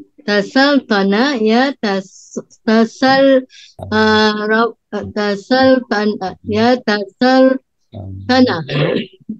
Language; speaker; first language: Arabic; non-native, learner; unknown